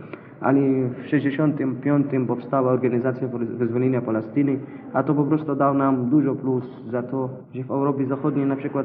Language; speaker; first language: Polish; non-native, learner; Arabic